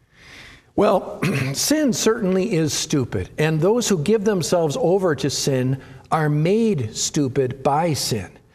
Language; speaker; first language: English; native; English